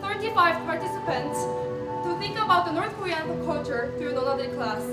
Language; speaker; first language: English; non-native, learner; Korean